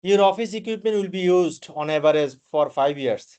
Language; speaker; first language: English; non-native, local second language; Bangla